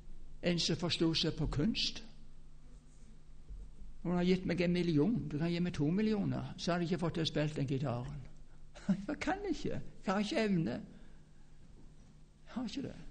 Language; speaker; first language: Norwegian; native; Norwegian